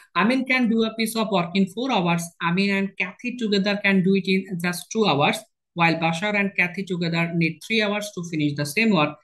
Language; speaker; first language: English; non-native, local second language; Bangla